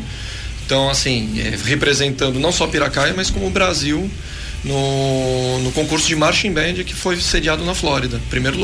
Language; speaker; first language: Portuguese; native; Portuguese